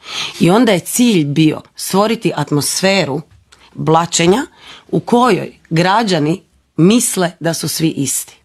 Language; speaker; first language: Croatian; native; Croatian